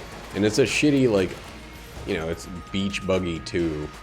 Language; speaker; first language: English; native; English